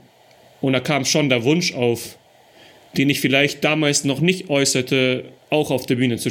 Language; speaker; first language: German; early bilingual, other home language; Russian